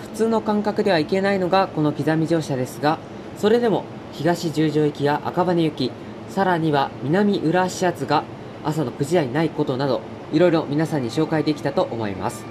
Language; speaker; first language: Japanese; native; Japanese